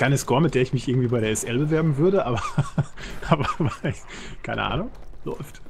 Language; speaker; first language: German; native; German